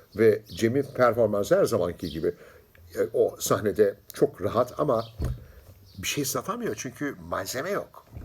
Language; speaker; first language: Turkish; native; Turkish